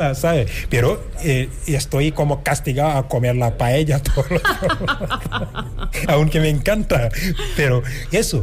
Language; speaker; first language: Spanish; non-native, fluent; Wolof